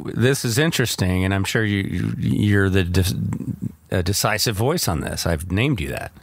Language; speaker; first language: English; native; English